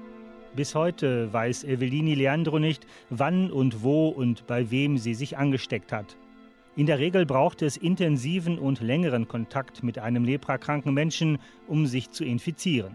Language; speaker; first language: German; native; German